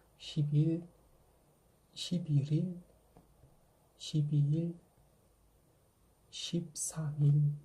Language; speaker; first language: Korean; non-native, fluent; Kazakh